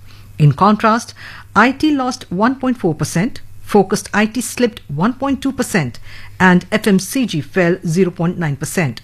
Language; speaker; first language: English; non-native, local second language; Hindi